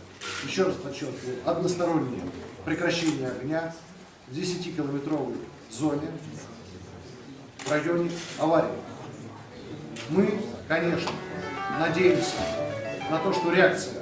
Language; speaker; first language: Russian; native; Russian